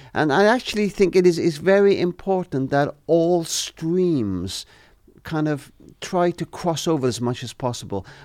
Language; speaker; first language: English; native; English